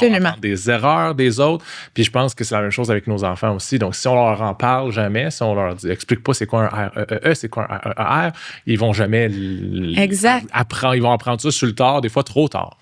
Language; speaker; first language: French; native; French